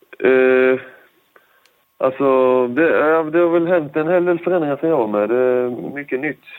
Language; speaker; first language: Swedish; early bilingual, other home language; Persian